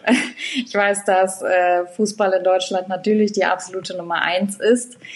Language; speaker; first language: German; native; German